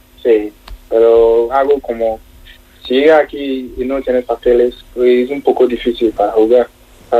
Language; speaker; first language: Spanish; non-native, learner; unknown